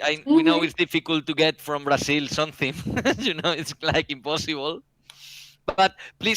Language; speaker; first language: English; non-native, learner; Spanish